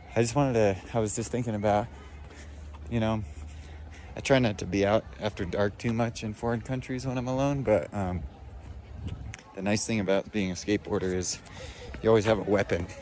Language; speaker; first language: English; native; English